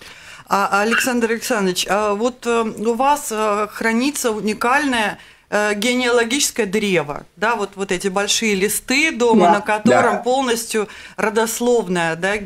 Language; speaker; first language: Russian; native; Russian